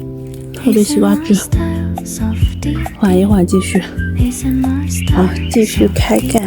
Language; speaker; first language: Chinese; native; Chinese